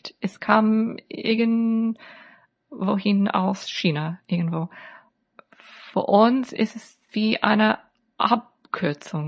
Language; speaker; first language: German; non-native, fluent; English